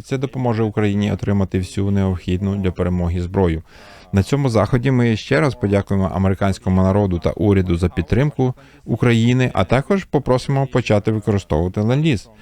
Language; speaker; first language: Ukrainian; native; Ukrainian